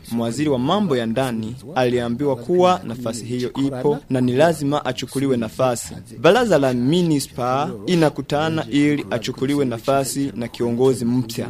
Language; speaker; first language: Swahili; non-native, local second language; Rundi